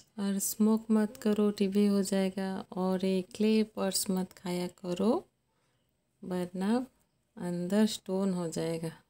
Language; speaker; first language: Hindi; native; Hindi